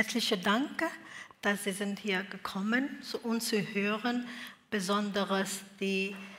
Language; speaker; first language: German; non-native, learner; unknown